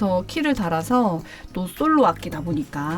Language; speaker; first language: Korean; native; Korean